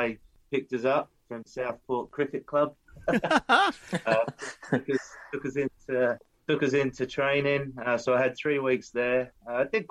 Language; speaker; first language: English; native; English